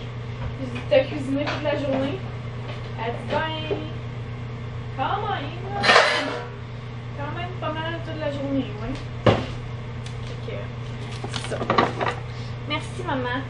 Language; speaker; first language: French; native; French